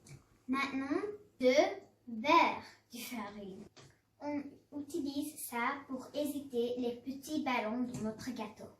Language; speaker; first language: French; non-native, learner; English